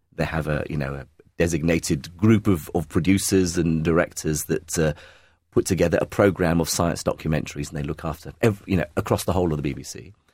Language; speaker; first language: English; early bilingual, other home language; Arabic